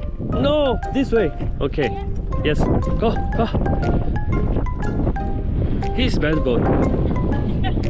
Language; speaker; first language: English; non-native, learner; Korean